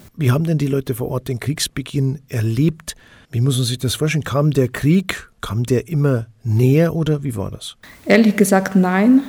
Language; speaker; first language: German; non-native, fluent; Ukrainian